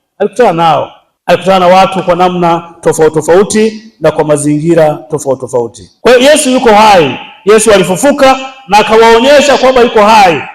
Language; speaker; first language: Swahili; native; Swahili